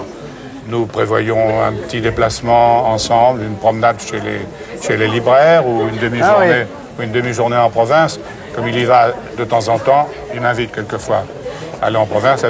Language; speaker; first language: French; native; French